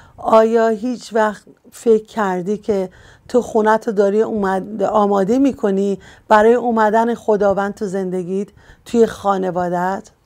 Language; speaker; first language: Persian; native; Persian